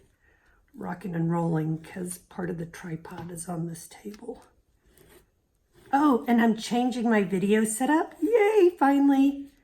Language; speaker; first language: English; native; English